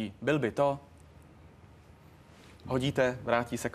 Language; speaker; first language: Czech; native; Czech